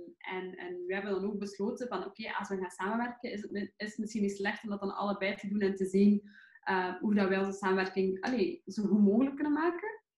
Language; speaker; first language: Dutch; early bilingual, other home language; Arabic